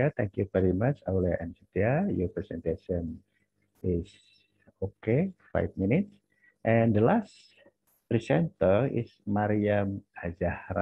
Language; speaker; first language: English; non-native, learner; Indonesian